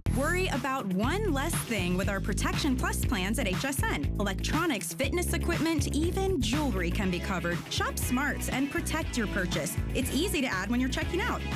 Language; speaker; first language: English; native; English